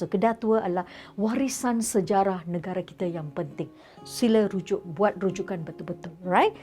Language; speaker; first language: Malay; non-native, local second language; Tamil